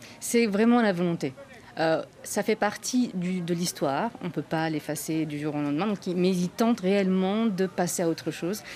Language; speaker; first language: French; native; French